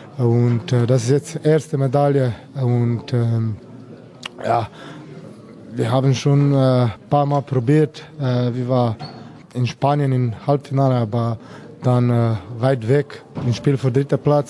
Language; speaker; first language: German; non-native, learner; Slovenian